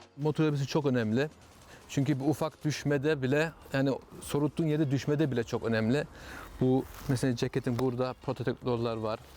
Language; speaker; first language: Turkish; early bilingual, heritage; Turkish